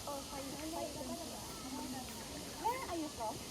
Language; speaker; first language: English; non-native, learner; Indonesian